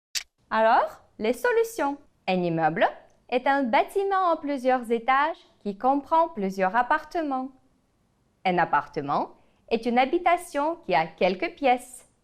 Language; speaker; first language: French; non-native, fluent; Ukrainian